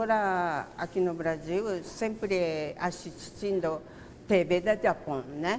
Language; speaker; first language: Portuguese; non-native, learner; Japanese